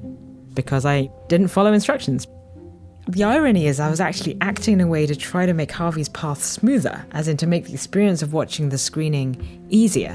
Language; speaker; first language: English; native; English